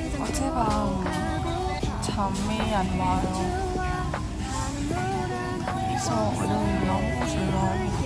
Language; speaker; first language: Korean; non-native, learner; Thai